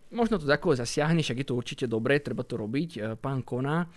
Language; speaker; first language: Slovak; native; Slovak